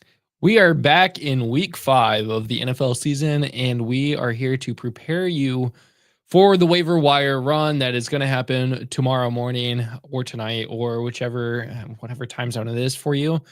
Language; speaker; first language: English; native; English